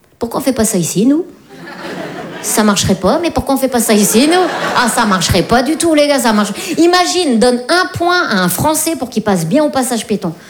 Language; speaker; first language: French; native; French